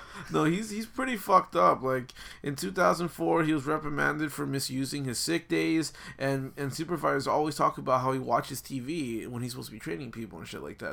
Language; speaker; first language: English; native; English